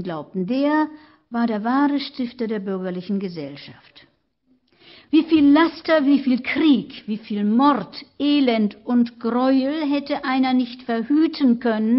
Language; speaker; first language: German; native; German